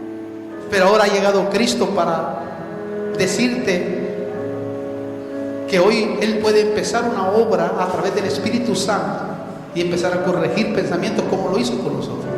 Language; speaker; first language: Spanish; native; Spanish